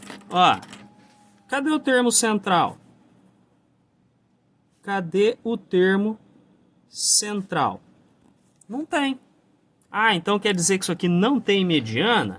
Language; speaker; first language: Portuguese; native; Portuguese